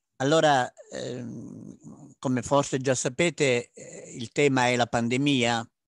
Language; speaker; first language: Italian; native; Italian